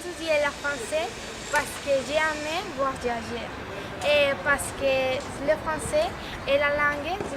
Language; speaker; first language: French; non-native, learner; Spanish